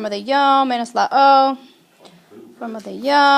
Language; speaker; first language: Spanish; non-native, fluent; English